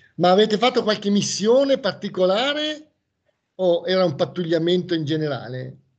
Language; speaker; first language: Italian; native; Italian